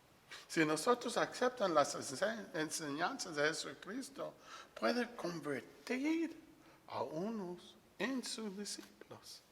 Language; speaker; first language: Spanish; non-native, fluent; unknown